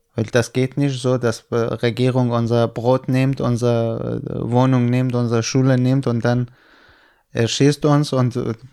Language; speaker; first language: German; non-native, fluent; Persian